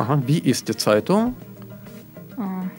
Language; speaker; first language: German; non-native, fluent; Russian